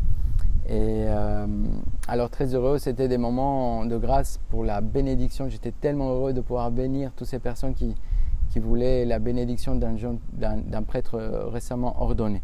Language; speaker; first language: French; non-native, fluent; Spanish